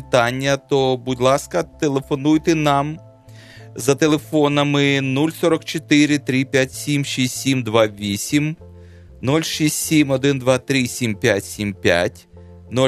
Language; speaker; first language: Ukrainian; native; Ukrainian